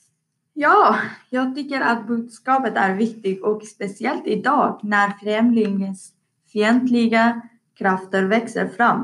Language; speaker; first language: Swedish; non-native, learner; Persian